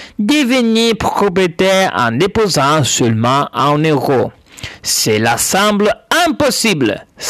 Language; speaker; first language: French; non-native, learner; Italian